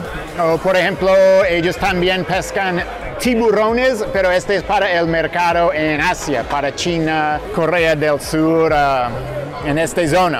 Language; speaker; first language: Spanish; non-native, fluent; English